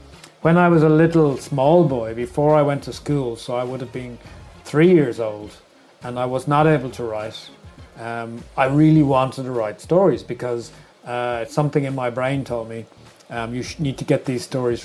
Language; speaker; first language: English; native; English